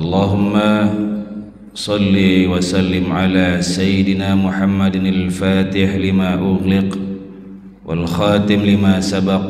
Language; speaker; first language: Indonesian; native; Indonesian